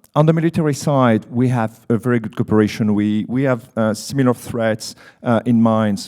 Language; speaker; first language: English; non-native, fluent; French